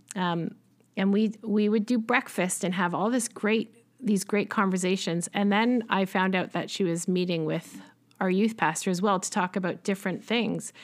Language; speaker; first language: English; native; English